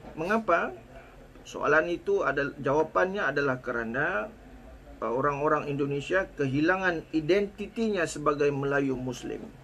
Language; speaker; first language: Malay; native; Malay